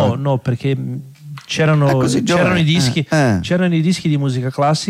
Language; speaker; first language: Italian; non-native, fluent; Portuguese